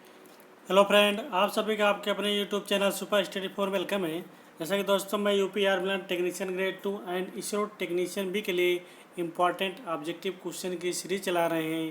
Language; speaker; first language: Hindi; native; Hindi